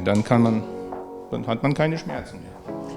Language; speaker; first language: German; native; German